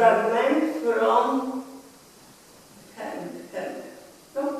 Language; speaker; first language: English; non-native, learner; Latvian